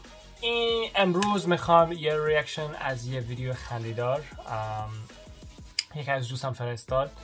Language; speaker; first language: Persian; early bilingual, heritage; Persian